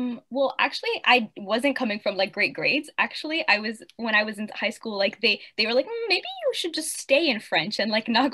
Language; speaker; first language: English; non-native, fluent; French